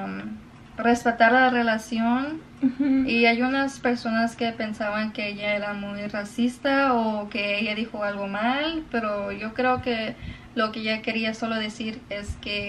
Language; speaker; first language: Spanish; early bilingual, other home language; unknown